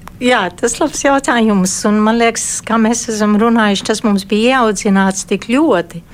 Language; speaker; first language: Latvian; early bilingual, heritage; Latvian